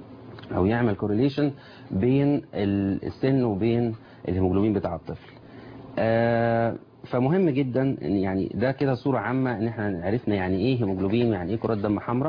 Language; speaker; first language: Arabic; native; Arabic